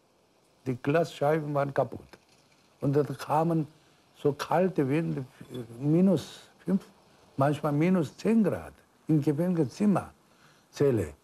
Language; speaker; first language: German; non-native, fluent; Korean